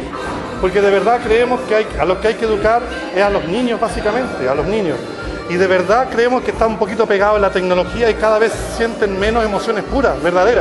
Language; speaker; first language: Spanish; native; Spanish